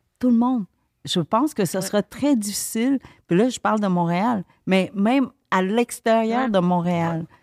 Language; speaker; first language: French; early bilingual, other home language; Vietnamese